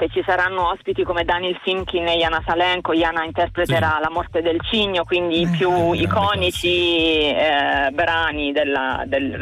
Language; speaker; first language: Italian; native; Italian